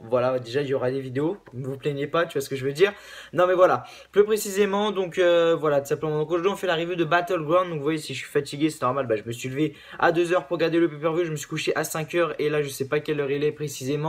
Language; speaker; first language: French; native; French